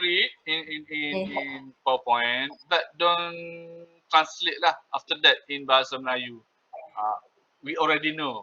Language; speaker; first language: English; non-native, local second language; Malay